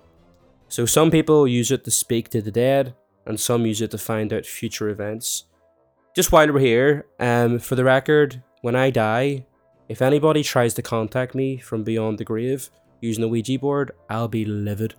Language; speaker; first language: English; native; English